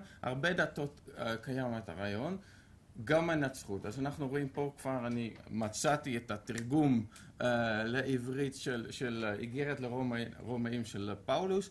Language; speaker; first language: Hebrew; non-native, fluent; Dutch